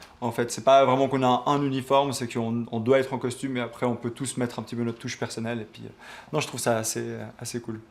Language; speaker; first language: French; early bilingual, other home language; Albanian